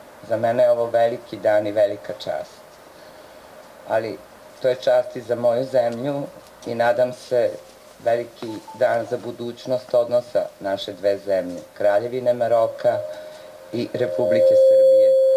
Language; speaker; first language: Serbian; native; Serbian